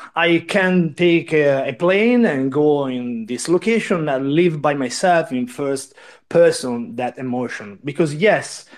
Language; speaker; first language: English; non-native, learner; Italian